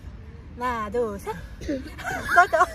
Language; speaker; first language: Korean; non-native, learner; Vietnamese